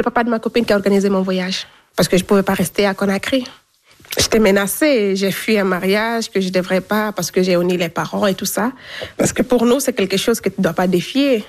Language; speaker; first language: French; non-native, local second language; Fula